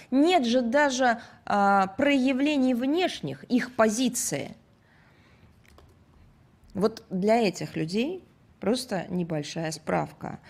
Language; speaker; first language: Russian; native; Russian